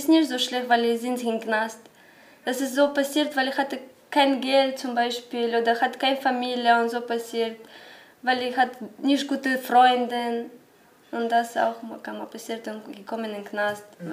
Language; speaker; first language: German; non-native, learner; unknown